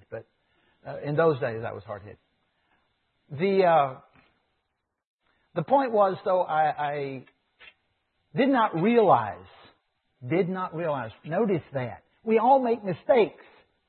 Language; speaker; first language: English; native; English